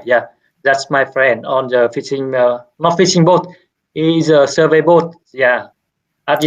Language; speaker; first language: English; non-native, learner; Vietnamese